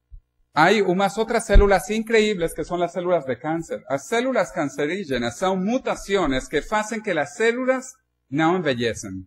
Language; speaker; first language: Spanish; non-native, learner; Portuguese